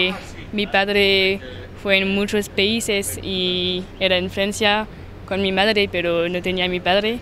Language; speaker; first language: Spanish; non-native, learner; French